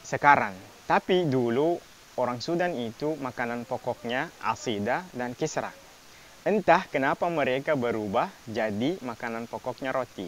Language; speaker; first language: Indonesian; non-native, fluent; Arabic